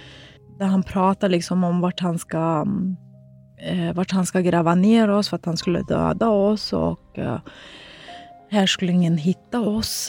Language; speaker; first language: Swedish; native; Swedish